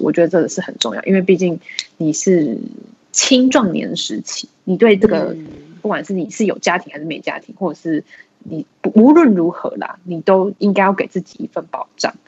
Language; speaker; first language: Chinese; native; Chinese